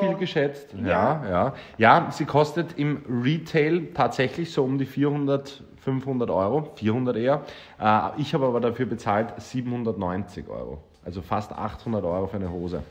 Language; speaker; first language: German; native; German